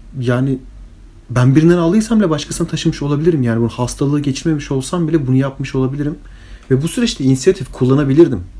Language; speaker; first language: Turkish; early bilingual, heritage; Turkish